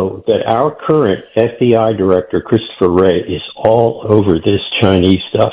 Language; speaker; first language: English; native; English